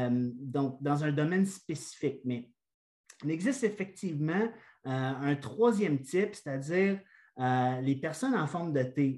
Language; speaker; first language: French; native; French